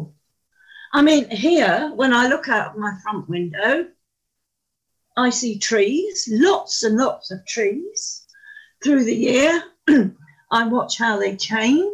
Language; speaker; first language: English; native; English